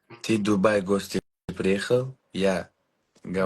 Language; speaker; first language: Russian; non-native, learner; Uzbek